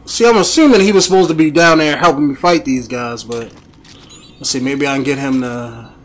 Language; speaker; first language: English; native; English